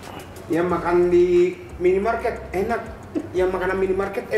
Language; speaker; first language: Indonesian; non-native, learner; Japanese